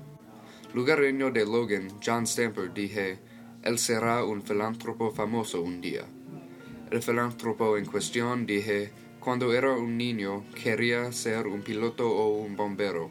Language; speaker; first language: Spanish; non-native, learner; English